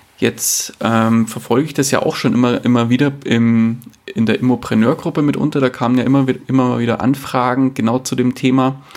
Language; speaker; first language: German; native; German